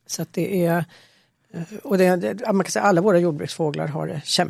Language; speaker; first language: Swedish; native; Swedish